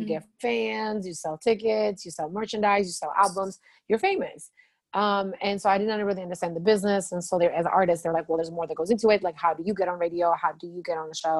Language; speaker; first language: English; non-native, fluent; Albanian